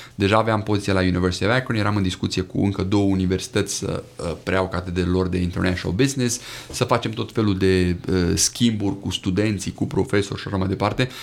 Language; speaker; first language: Romanian; native; Romanian